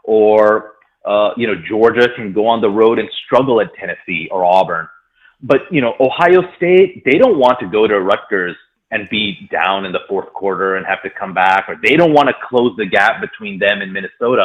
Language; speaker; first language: English; native; English